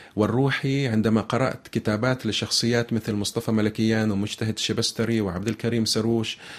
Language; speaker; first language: Arabic; native; Arabic